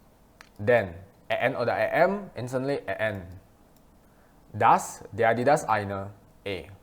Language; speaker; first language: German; non-native, fluent; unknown